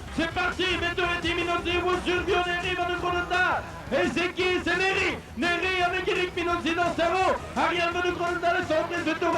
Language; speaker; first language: French; native; French